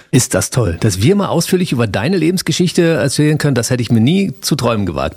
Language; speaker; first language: German; native; German